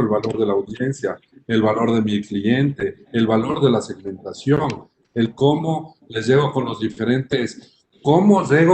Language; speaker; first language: Spanish; native; Spanish